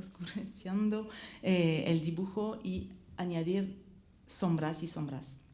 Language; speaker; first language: Spanish; non-native, learner; French